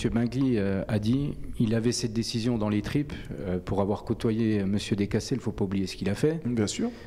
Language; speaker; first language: French; native; French